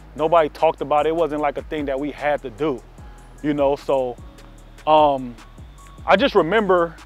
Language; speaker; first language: English; native; English